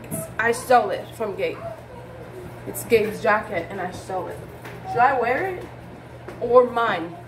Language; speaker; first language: English; non-native, local second language; Haitian Creole